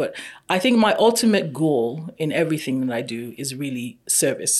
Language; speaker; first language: English; non-native, local second language; Yoruba